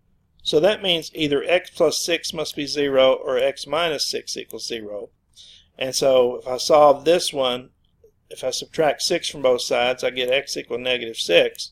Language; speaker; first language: English; native; English